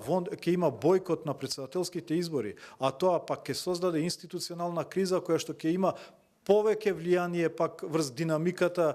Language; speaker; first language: Macedonian; non-native, local second language; Albanian